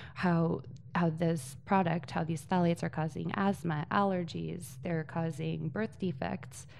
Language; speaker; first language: English; early bilingual, other home language; Polish